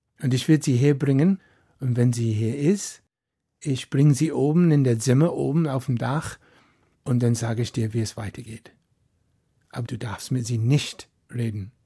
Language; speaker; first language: German; non-native, fluent; English